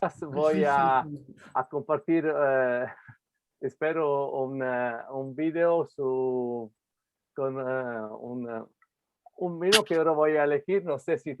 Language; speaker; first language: Spanish; non-native, fluent; Italian